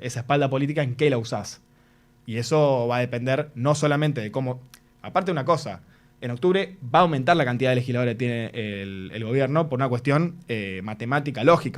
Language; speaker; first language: Spanish; native; Spanish